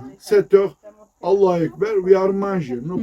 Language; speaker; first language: English; non-native, learner; Turkish